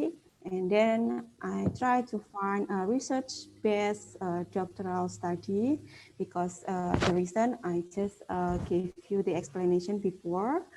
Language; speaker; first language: English; non-native, fluent; Indonesian